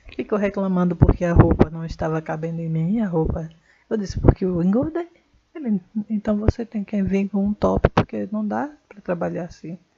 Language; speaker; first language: Portuguese; native; Portuguese